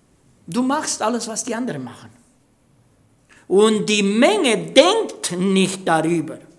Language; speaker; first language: German; non-native, fluent; Romanian